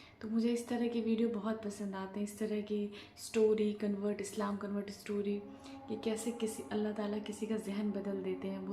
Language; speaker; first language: Urdu; native; Urdu